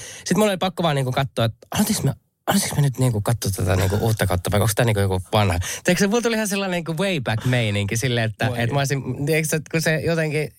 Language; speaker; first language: Finnish; native; Finnish